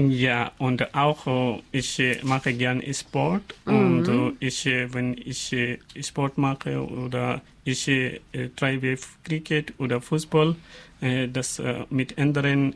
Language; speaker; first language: German; non-native, learner; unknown